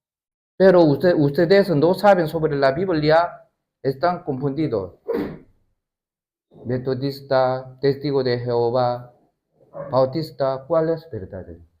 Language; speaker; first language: Spanish; non-native, learner; Korean